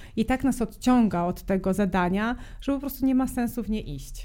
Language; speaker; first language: Polish; non-native, fluent; Serbian